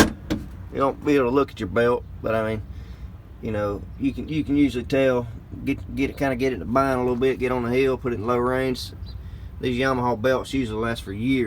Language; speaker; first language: English; native; English